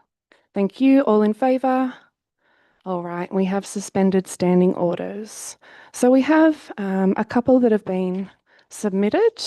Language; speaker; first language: English; native; English